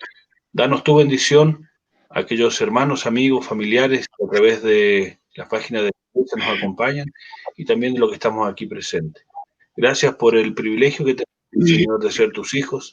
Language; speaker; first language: Spanish; native; Spanish